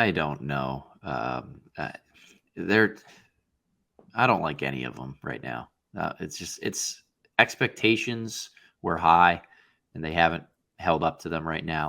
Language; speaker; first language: English; native; English